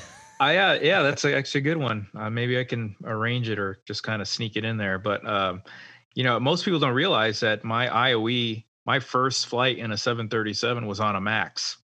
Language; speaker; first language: English; native; English